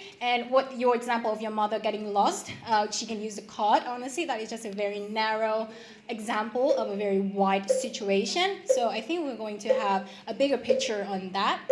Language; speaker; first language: English; non-native, fluent; Vietnamese